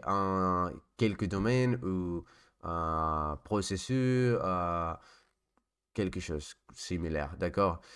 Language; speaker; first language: French; non-native, learner; Spanish